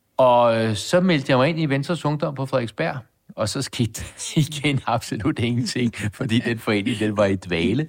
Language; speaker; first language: Danish; native; Danish